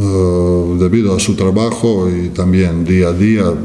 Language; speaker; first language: Spanish; non-native, fluent; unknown